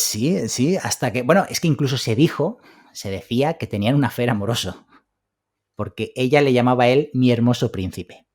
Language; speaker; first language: Spanish; native; Spanish